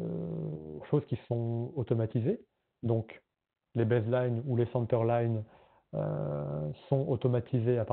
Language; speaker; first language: French; native; French